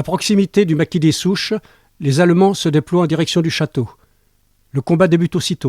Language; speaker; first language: French; native; French